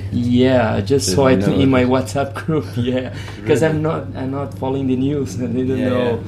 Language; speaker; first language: English; non-native, fluent; Portuguese